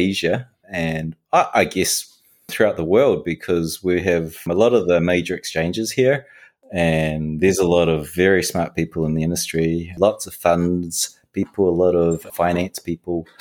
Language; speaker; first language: English; native; English